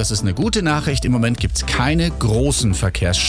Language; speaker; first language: German; native; German